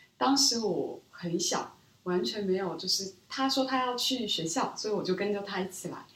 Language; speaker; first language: Chinese; early bilingual, other home language; Korean